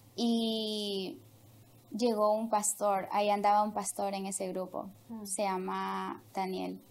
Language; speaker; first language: Spanish; native; Spanish